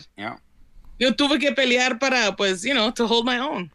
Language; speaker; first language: Spanish; early bilingual, heritage; Spanish